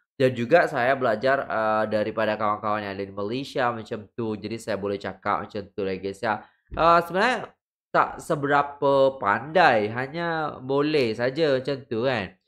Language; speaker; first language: Indonesian; native; Indonesian